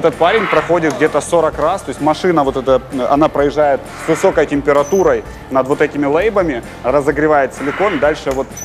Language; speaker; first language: Russian; native; Russian